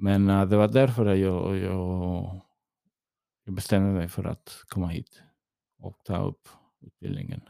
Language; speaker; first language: Swedish; early bilingual, heritage; English